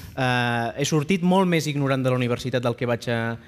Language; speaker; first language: Catalan; native; Catalan